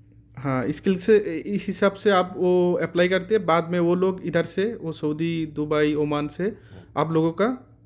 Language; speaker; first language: Hindi; non-native, learner; Bangla